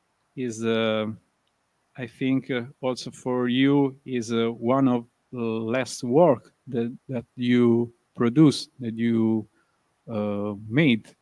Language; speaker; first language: English; non-native, learner; Italian